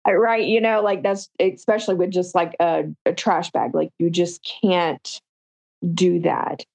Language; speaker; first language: English; native; English